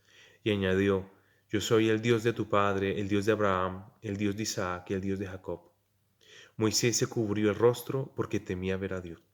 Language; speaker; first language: Spanish; native; Spanish